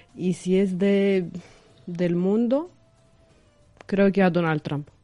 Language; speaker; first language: Spanish; non-native, fluent; Romanian